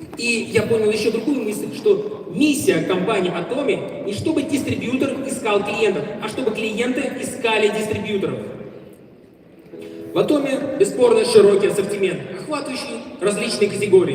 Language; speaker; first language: Russian; native; Russian